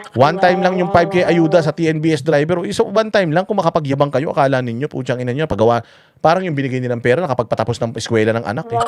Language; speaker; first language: Filipino; native; Filipino